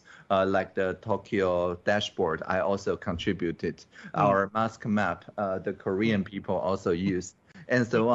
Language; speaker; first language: English; non-native, fluent; Chinese